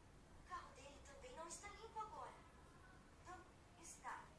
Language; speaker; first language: Portuguese; non-native, learner; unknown